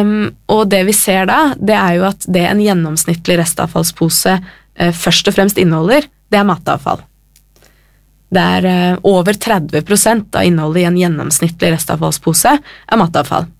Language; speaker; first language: Norwegian; native; Norwegian